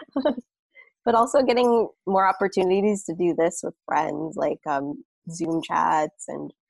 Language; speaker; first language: English; native; English